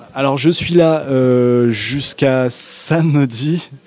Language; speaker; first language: French; native; French